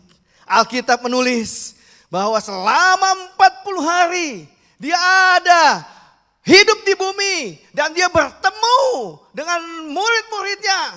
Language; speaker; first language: Indonesian; native; Indonesian